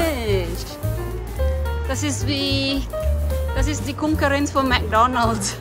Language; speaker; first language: German; non-native, fluent; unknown